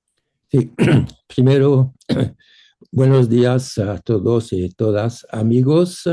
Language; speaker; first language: Spanish; non-native, fluent; French